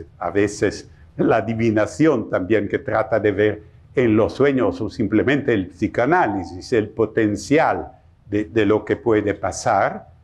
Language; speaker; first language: Spanish; non-native, fluent; Italian